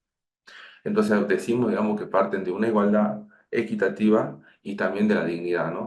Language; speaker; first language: Spanish; native; Spanish